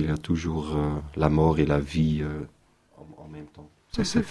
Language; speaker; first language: French; non-native, local second language; Dutch